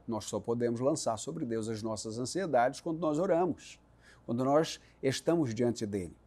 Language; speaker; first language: Portuguese; native; Portuguese